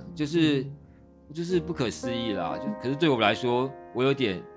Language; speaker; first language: Chinese; native; Chinese